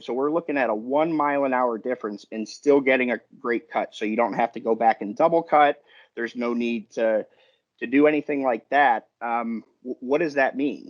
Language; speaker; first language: English; native; English